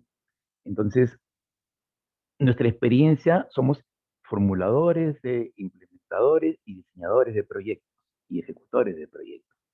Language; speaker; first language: Spanish; native; Spanish